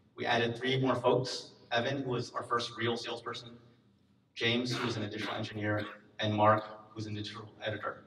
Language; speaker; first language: English; native; English